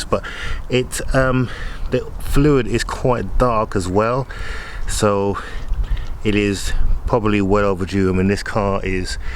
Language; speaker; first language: English; native; English